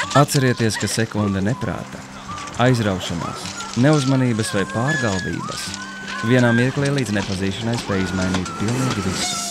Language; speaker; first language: Latvian; native; Latvian